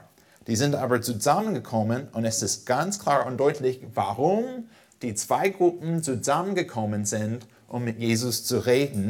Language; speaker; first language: German; non-native, fluent; English